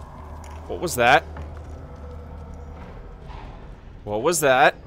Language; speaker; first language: English; native; English